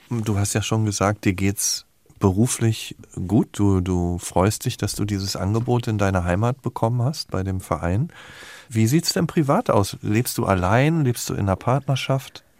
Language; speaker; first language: German; native; German